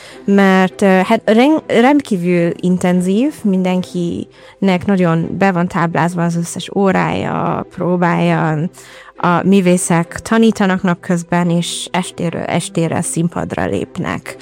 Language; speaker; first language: Hungarian; non-native, fluent; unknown